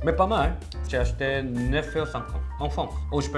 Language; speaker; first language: French; non-native, learner; Korean